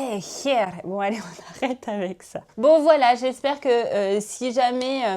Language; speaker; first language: French; native; French